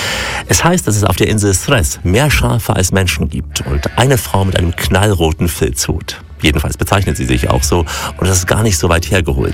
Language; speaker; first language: German; native; German